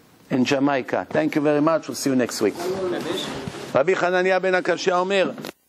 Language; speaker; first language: English; non-native, fluent; Hebrew